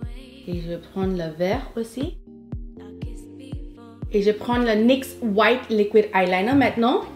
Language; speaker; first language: French; non-native, fluent; Hindi